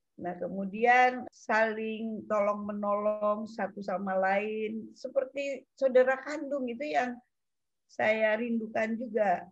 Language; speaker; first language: Indonesian; native; Indonesian